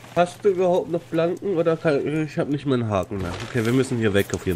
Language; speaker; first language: German; native; German